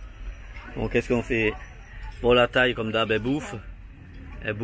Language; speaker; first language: French; native; French